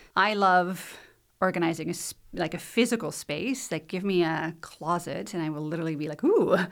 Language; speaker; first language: English; non-native, fluent; Dutch